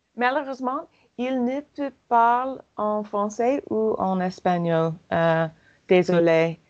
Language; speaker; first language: French; non-native, learner; English